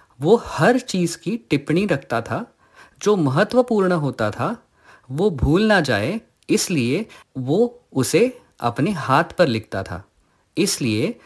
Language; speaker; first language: Hindi; non-native, local second language; Marathi